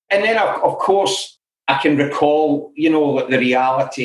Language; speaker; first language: English; native; English